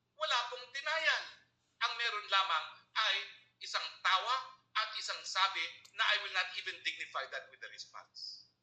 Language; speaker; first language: Filipino; native; Filipino